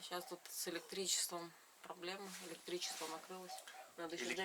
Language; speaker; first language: Russian; native; Russian